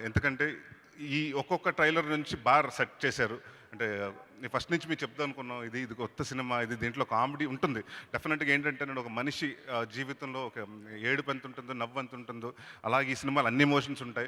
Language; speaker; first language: Telugu; native; Telugu